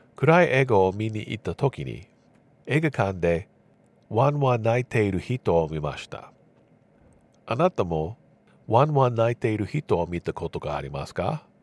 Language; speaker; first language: Japanese; non-native, learner; English